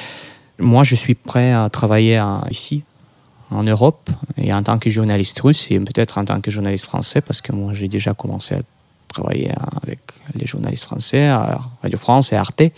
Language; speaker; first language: French; non-native, fluent; Russian